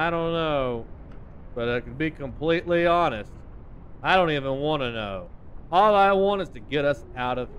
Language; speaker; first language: English; native; English